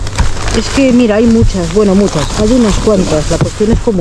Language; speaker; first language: Spanish; native; Spanish